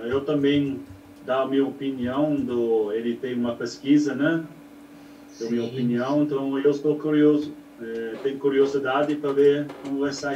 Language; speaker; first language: Portuguese; non-native, learner; English